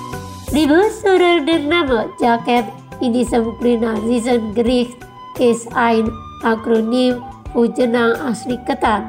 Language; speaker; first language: German; non-native, fluent; Indonesian